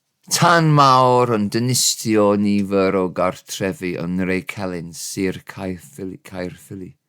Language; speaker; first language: Welsh; non-native, learner; English